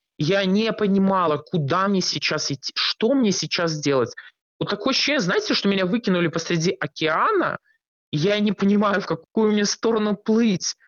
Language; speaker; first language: Russian; native; Russian